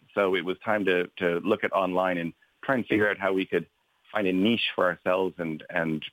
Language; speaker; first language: English; native; English